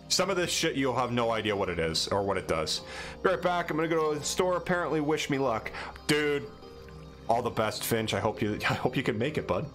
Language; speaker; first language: English; native; English